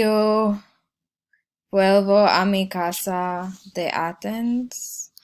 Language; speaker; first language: Spanish; non-native, learner; English